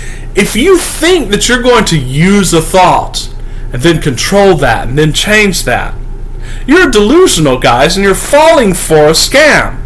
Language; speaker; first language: English; native; English